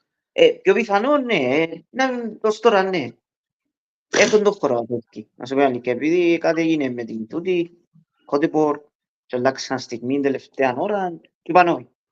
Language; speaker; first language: Greek; early bilingual, heritage; Greek